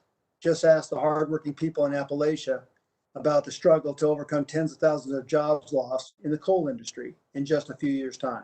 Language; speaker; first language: English; native; English